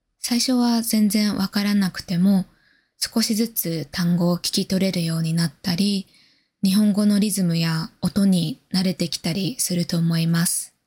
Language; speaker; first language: Japanese; native; Japanese